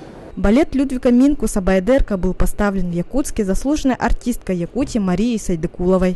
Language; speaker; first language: Russian; native; Russian